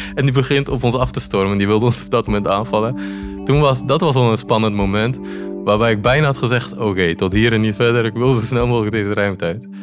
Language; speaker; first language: Dutch; early bilingual, other home language; Polish